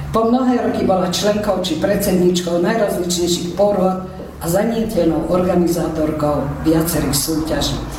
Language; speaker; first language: Slovak; early bilingual, heritage; Slovak